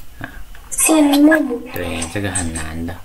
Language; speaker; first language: Chinese; non-native, learner; Vietnamese